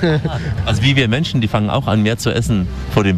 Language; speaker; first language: German; native; German